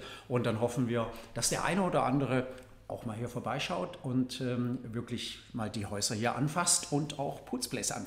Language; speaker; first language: German; native; German